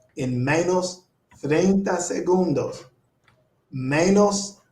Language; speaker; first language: Spanish; non-native, learner; English